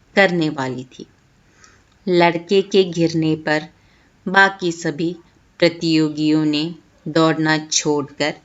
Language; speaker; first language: Hindi; non-native, local second language; Malayalam